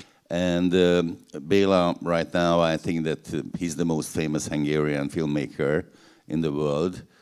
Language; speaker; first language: English; non-native, fluent; Hungarian